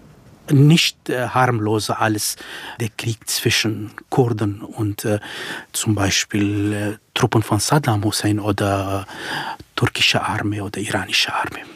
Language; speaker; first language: German; non-native, fluent; Central Kurdish